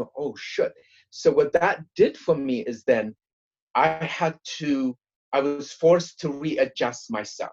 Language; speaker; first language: English; non-native, fluent; Tigrinya